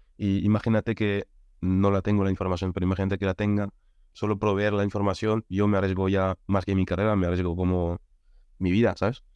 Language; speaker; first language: Spanish; non-native, fluent; French